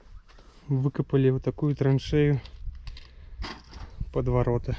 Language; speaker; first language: Russian; native; Russian